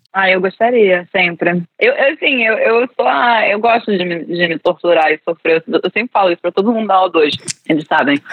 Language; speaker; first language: Portuguese; early bilingual, other home language; English